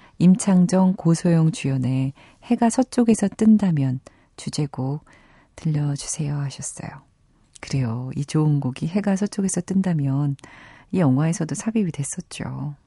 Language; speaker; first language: Korean; native; Korean